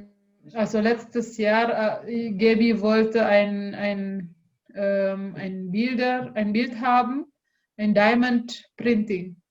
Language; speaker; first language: German; non-native, learner; Indonesian